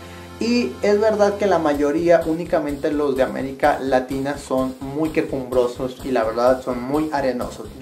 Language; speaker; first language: Spanish; native; Spanish